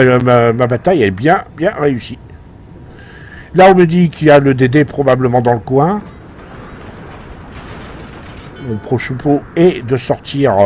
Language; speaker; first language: French; native; French